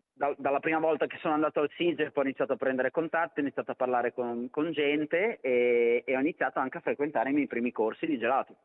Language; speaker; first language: Italian; native; Italian